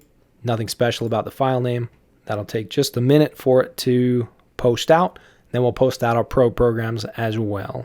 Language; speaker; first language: English; native; English